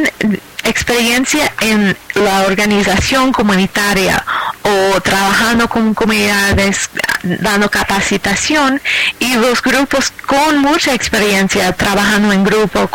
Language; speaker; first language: Spanish; non-native, fluent; English